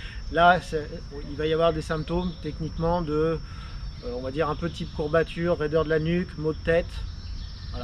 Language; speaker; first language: French; native; French